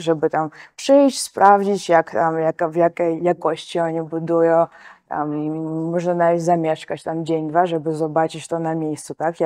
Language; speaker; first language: Polish; non-native, fluent; Georgian